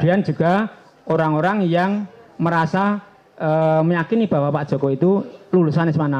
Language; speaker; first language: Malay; non-native, local second language; Javanese